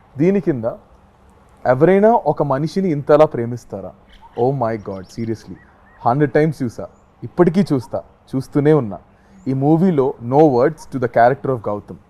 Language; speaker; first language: Telugu; native; Telugu